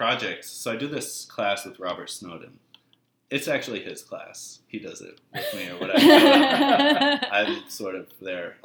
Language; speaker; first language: English; native; English